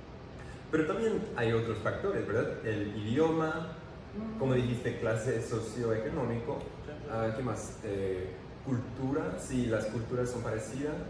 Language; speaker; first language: Spanish; non-native, fluent; English